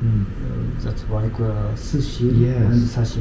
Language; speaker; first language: English; non-native, learner; Japanese